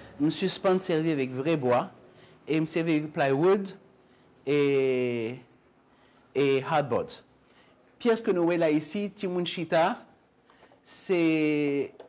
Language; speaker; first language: Haitian Creole; non-native, fluent; Hebrew